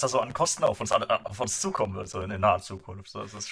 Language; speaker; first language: German; native; German